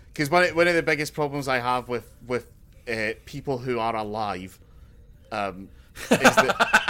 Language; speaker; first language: English; native; English